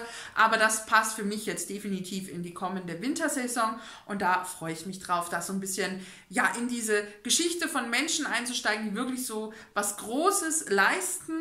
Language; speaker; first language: German; native; German